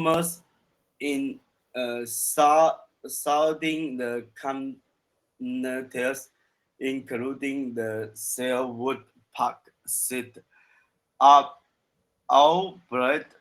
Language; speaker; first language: English; non-native, learner; Chinese